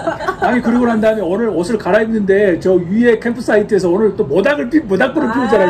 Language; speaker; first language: Korean; native; Korean